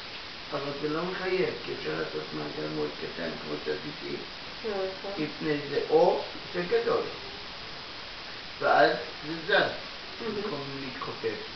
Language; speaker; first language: Hebrew; non-native, fluent; Russian